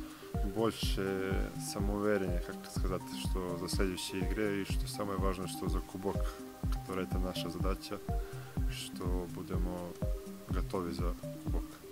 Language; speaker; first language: Russian; non-native, learner; Serbian